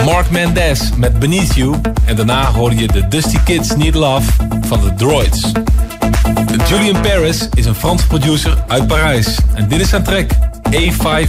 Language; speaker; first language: Dutch; native; Dutch